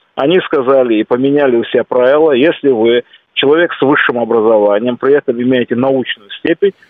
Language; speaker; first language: Russian; non-native, local second language; Kumyk